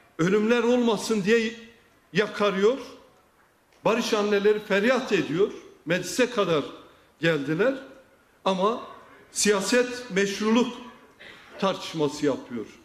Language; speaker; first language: Turkish; non-native, local second language; Kurdish